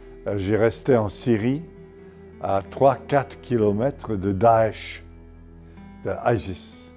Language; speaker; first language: French; non-native, fluent; English